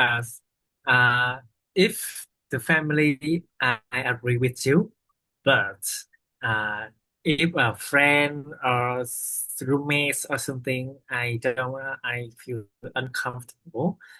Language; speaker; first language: English; non-native, learner; Vietnamese